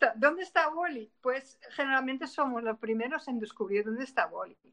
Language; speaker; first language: Spanish; non-native, fluent; Dutch